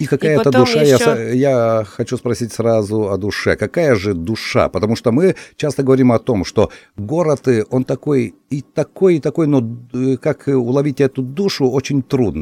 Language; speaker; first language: Russian; non-native, fluent; Lithuanian